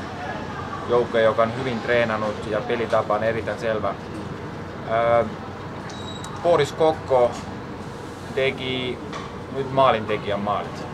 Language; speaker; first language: Finnish; non-native, fluent; Estonian